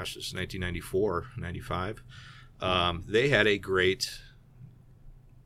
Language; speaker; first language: English; native; English